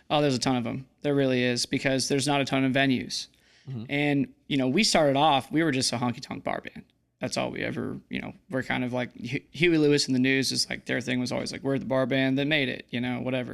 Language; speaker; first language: English; native; English